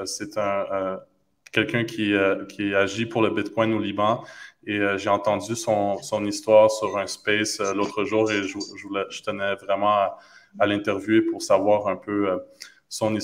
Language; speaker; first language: French; native; French